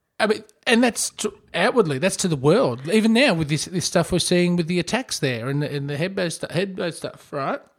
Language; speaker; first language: English; native; English